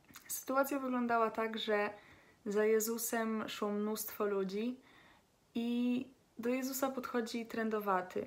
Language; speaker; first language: Polish; native; Polish